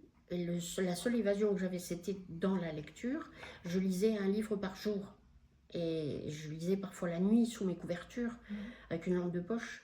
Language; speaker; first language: French; native; French